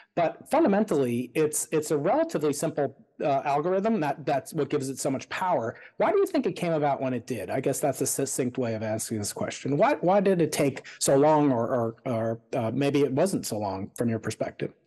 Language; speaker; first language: English; native; English